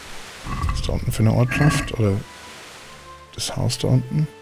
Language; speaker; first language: German; native; German